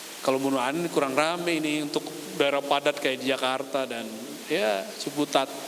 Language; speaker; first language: Indonesian; native; Indonesian